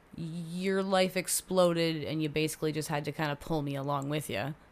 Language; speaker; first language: English; native; English